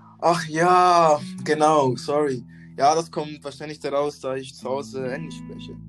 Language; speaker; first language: German; early bilingual, other home language; English